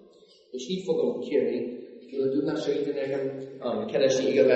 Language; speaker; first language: Hungarian; non-native, fluent; English